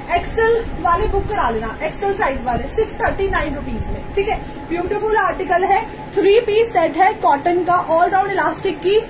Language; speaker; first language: Hindi; native; Hindi